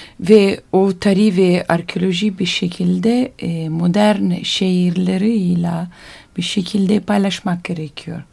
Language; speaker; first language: Turkish; non-native, learner; Italian